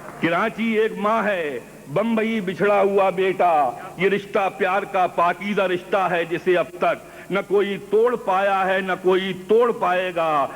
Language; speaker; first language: Urdu; native; Urdu